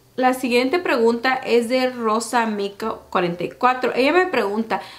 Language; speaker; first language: Spanish; early bilingual, heritage; Spanish